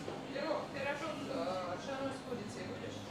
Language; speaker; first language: Russian; native; Russian